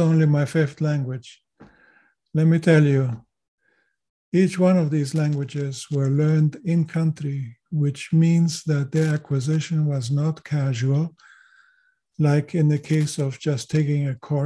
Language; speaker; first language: English; non-native, fluent; German